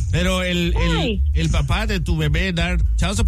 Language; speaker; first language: Spanish; early bilingual, heritage; Spanish